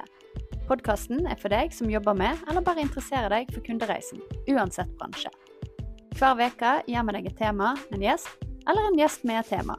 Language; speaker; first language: Norwegian; native; Norwegian